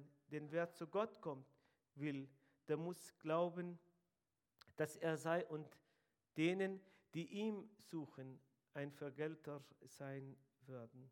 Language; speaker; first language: German; non-native, fluent; Arabic